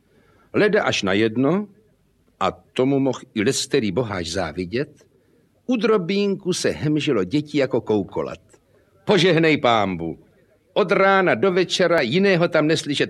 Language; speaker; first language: Czech; native; Czech